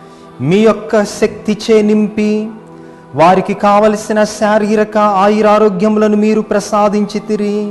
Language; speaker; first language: Telugu; native; Telugu